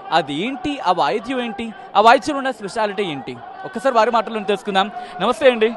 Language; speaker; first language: Telugu; native; Telugu